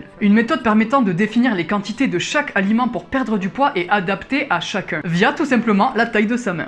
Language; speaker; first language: French; native; French